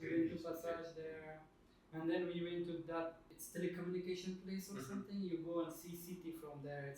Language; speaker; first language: English; non-native, fluent; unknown